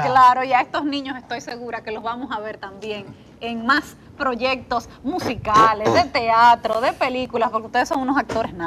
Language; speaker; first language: Spanish; native; Spanish